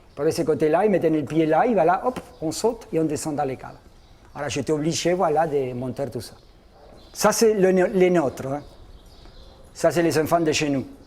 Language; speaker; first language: French; non-native, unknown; Spanish